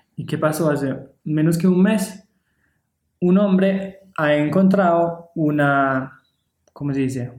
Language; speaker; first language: Spanish; non-native, fluent; English